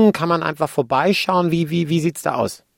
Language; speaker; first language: German; native; German